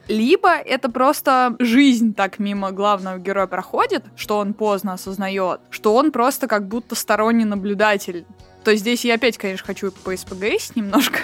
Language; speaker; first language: Russian; native; Russian